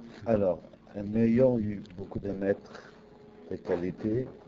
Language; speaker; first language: French; non-native, fluent; Italian